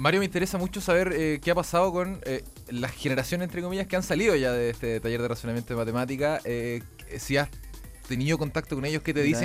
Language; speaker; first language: Spanish; native; Spanish